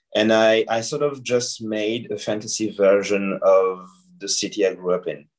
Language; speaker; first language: English; non-native, fluent; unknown